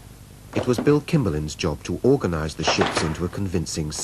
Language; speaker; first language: English; native; English